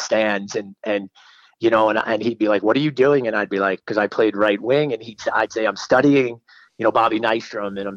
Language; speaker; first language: English; native; English